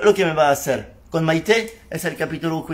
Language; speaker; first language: Spanish; non-native, learner; French